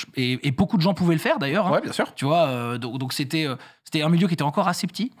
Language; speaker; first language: French; native; French